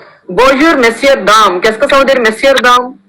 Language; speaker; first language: French; non-native, learner; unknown